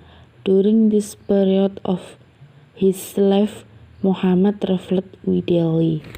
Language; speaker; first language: English; non-native, learner; Indonesian